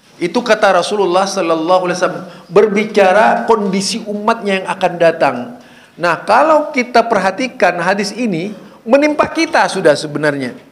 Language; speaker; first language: Indonesian; non-native, local second language; Madurese